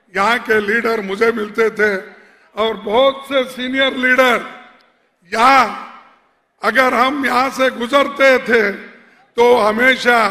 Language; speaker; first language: Hindi; non-native, local second language; Kannada